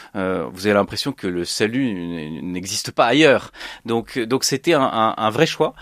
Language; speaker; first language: French; native; French